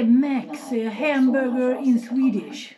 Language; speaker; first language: English; non-native, fluent; Swedish